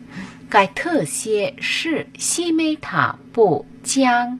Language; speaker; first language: Chinese; non-native, fluent; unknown